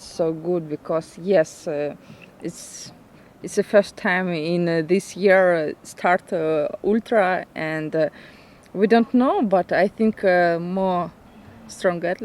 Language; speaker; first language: English; non-native, learner; Russian